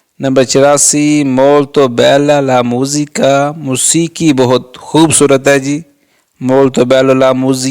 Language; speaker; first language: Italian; non-native, fluent; Urdu